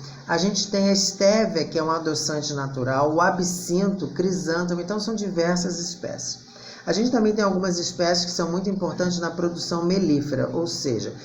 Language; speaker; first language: Portuguese; native; Portuguese